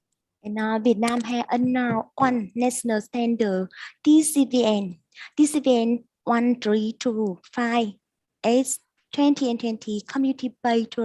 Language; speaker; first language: English; non-native, learner; Vietnamese